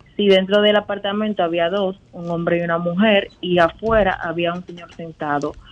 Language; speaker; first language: Spanish; native; Spanish